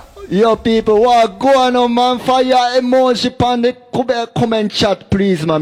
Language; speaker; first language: English; non-native, fluent; Japanese